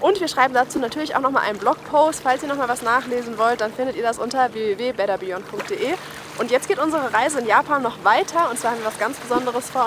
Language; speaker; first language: German; native; German